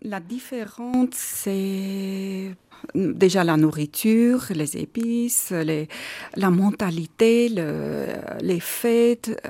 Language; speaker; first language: French; non-native, learner; Armenian